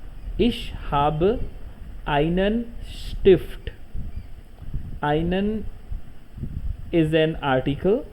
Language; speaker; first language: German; non-native, learner; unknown